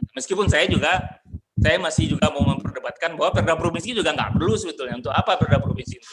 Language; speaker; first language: Indonesian; non-native, local second language; Minangkabau